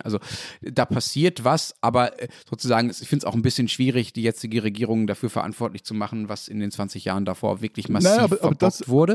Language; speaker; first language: German; native; German